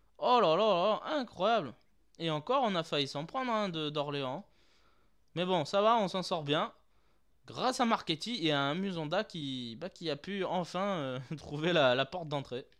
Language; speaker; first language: French; native; French